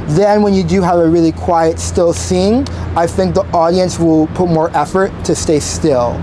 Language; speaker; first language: English; native; English